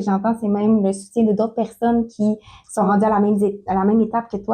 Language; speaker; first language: French; native; French